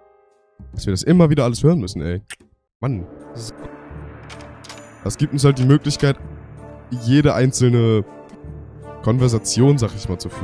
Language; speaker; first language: German; native; German